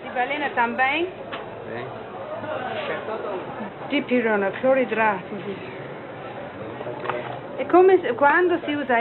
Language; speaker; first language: Portuguese; non-native, learner; English